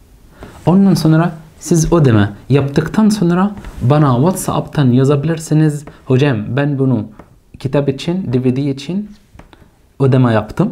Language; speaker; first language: Turkish; non-native, fluent; Arabic